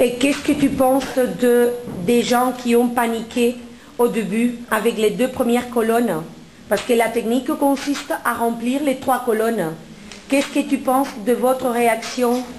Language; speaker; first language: French; non-native, fluent; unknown